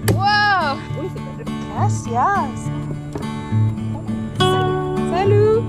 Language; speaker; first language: Spanish; non-native, learner; English